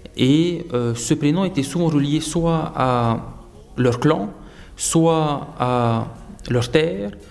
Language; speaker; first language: French; native; French